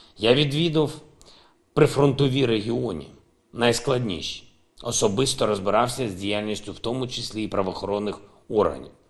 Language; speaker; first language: Ukrainian; non-native, local second language; Russian